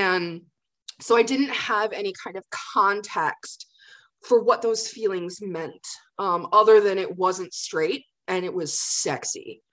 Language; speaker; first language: English; native; English